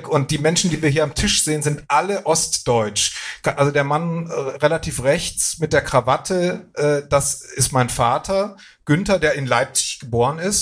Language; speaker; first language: German; native; German